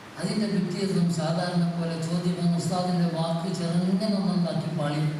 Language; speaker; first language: Malayalam; native; Malayalam